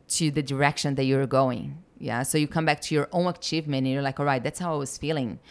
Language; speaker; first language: English; non-native, fluent; Portuguese